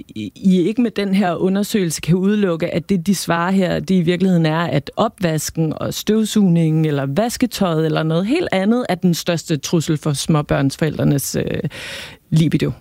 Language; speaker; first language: Danish; native; Danish